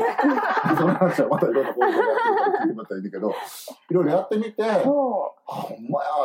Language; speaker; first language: Japanese; native; Japanese